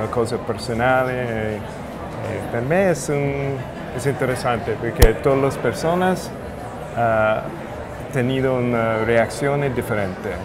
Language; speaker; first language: Spanish; non-native, learner; Italian